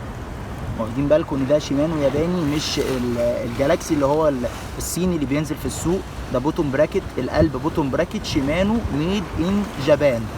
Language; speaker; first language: Arabic; native; Arabic